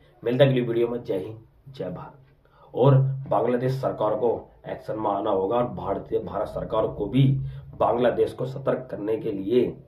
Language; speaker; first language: Hindi; native; Hindi